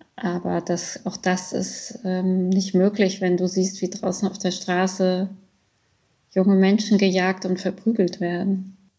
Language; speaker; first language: German; early bilingual, other home language; Persian